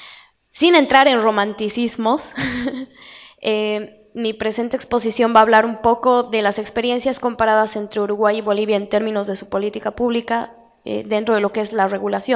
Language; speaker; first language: Spanish; native; Spanish